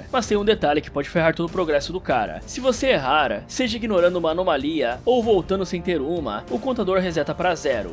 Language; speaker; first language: Portuguese; native; Portuguese